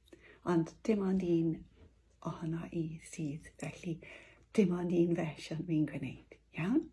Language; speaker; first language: Welsh; non-native, local second language; English